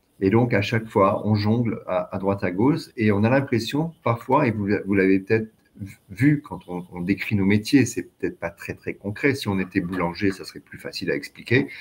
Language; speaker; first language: French; native; French